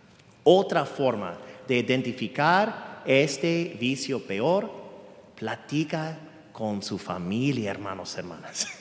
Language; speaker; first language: Spanish; non-native, fluent; English